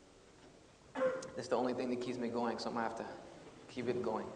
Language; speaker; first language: English; native; English